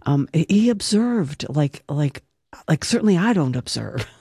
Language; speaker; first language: English; native; English